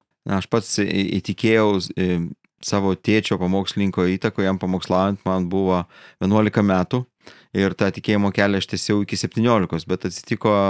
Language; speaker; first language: Lithuanian; native; Lithuanian